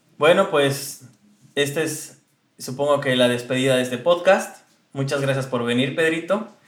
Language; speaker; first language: Spanish; native; Spanish